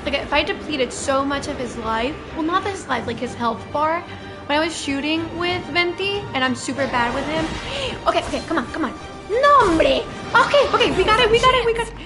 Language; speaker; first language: English; non-native, fluent; Spanish